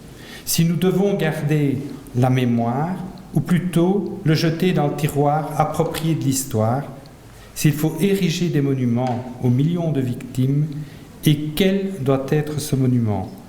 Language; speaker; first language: French; native; French